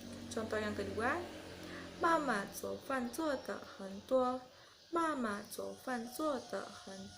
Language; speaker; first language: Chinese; non-native, learner; Indonesian